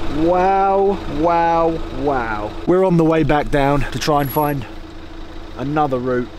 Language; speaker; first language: English; native; English